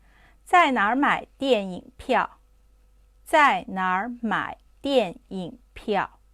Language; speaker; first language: Chinese; non-native, fluent; Urdu